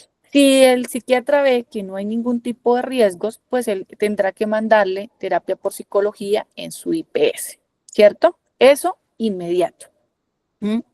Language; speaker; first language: Spanish; native; Spanish